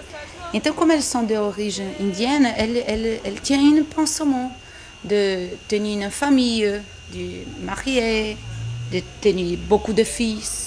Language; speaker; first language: French; non-native, learner; Portuguese